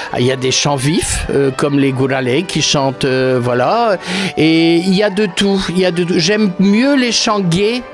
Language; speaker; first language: French; early bilingual, other home language; Polish